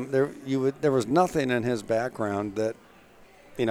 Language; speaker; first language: English; native; English